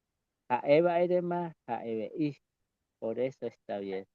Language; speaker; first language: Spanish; non-native, local second language; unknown